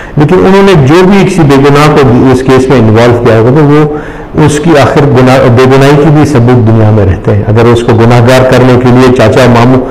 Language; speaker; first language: Urdu; non-native, local second language; Sindhi